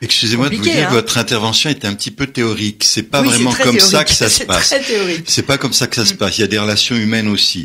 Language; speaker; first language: French; native; French